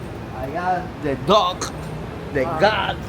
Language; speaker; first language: English; non-native, learner; Spanish